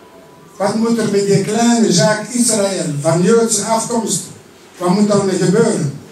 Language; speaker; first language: Dutch; early bilingual, other home language; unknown